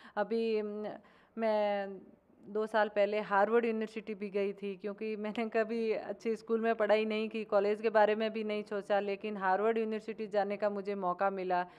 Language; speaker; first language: Hindi; native; Hindi